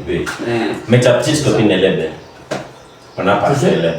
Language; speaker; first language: French; non-native, learner; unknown